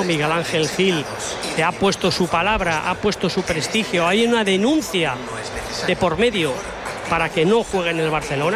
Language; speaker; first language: Spanish; native; Spanish